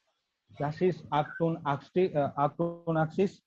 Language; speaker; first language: German; non-native, learner; Gujarati